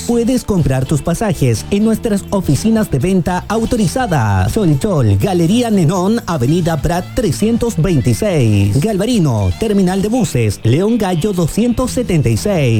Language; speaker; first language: Spanish; native; Spanish